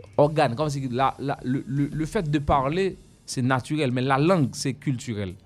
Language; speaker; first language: French; non-native, local second language; Haitian Creole